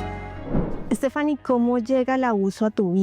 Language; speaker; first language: Spanish; native; Spanish